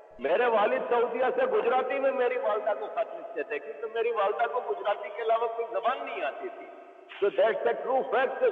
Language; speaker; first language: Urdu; non-native, local second language; Memoni